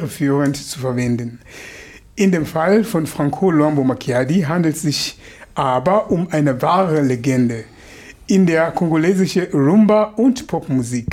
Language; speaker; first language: German; non-native, fluent; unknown